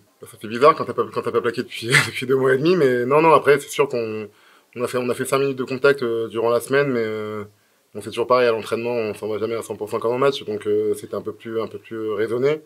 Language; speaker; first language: French; native; French